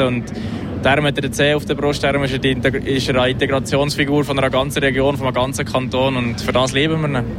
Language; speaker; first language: German; native; German